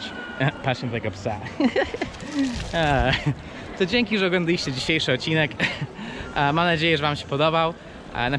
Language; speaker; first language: Polish; non-native, fluent; English